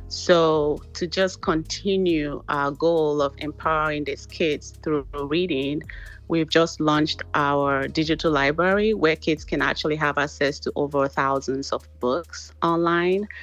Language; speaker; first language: English; non-native, local second language; Igbo